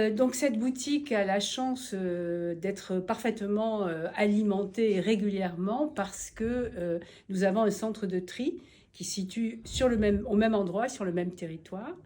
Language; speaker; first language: French; native; French